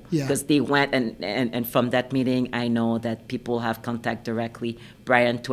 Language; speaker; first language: English; non-native, fluent; French